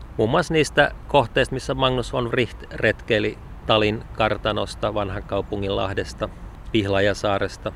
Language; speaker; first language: Finnish; native; Finnish